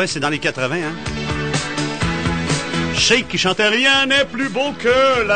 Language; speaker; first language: French; native; French